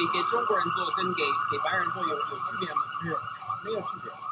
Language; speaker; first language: Chinese; non-native, fluent; English